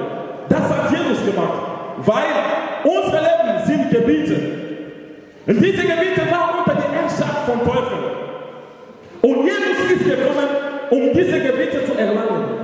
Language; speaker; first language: German; non-native, learner; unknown